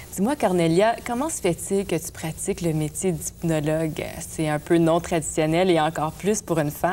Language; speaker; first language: French; native; French